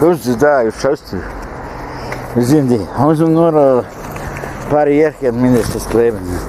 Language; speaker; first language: German; non-native, fluent; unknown